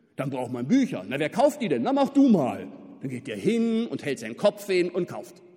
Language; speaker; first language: German; native; German